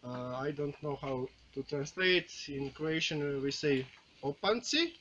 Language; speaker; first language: English; non-native, learner; Croatian